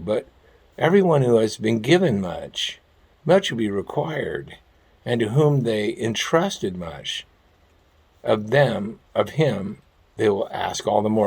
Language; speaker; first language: English; native; English